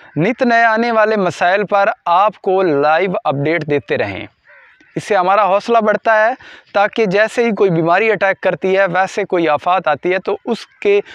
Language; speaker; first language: Urdu; non-native, local second language; Punjabi